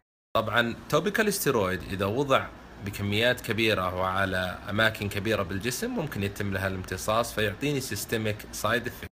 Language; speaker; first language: Arabic; native; Arabic